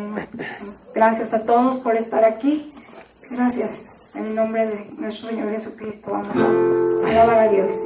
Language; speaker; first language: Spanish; early bilingual, other home language; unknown